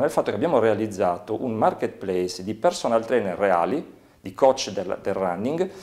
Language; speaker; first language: Italian; native; Italian